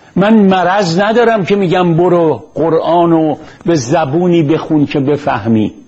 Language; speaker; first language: Persian; native; Persian